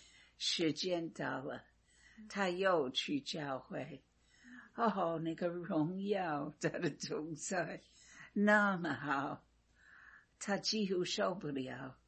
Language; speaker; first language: Chinese; non-native, fluent; English